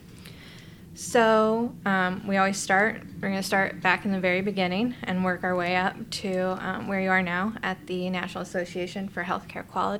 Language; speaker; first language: English; native; English